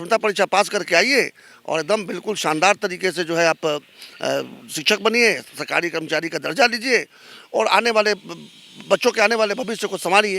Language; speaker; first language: Hindi; native; Hindi